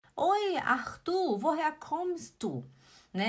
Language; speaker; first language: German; non-native, fluent; Portuguese